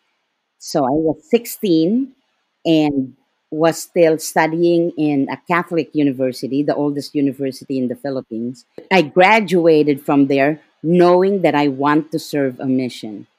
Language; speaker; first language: English; non-native, local second language; Filipino